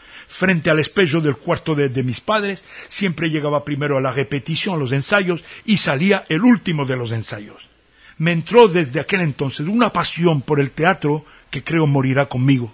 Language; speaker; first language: Spanish; early bilingual, heritage; Ladino